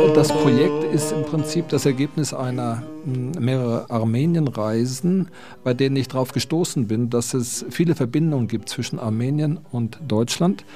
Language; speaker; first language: German; native; German